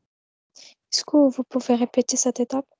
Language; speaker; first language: French; non-native, local second language; Arabic